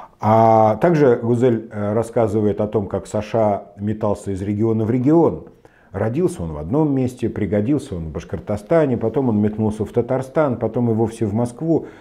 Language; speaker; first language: Russian; native; Russian